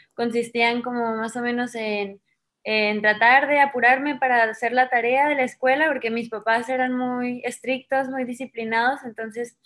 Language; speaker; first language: Spanish; native; Spanish